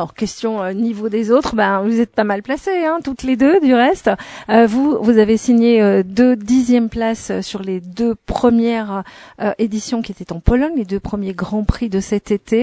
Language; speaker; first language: French; native; French